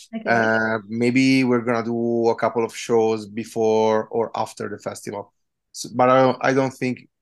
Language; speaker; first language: English; non-native, fluent; Italian